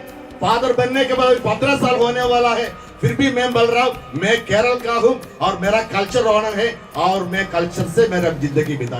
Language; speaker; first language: Hindi; non-native, fluent; Malayalam